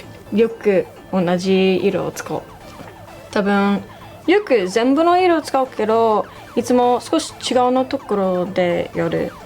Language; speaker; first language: Japanese; non-native, learner; English